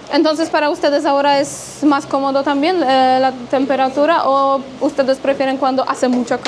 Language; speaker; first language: Spanish; non-native, fluent; Polish